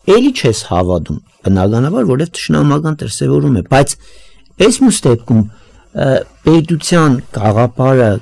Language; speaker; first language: Armenian; native; Armenian